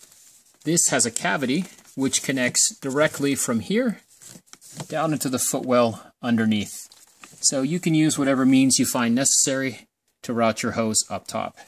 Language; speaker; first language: English; native; English